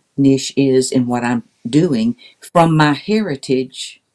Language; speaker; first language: English; native; English